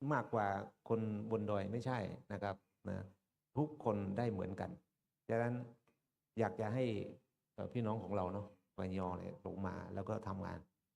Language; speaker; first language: Thai; non-native, local second language; Karen languages